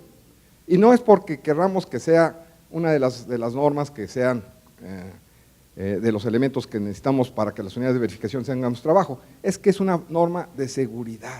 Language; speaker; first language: Spanish; native; Spanish